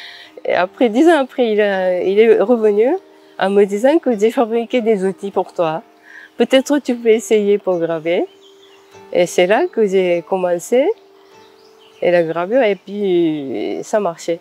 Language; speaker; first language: French; non-native, fluent; Japanese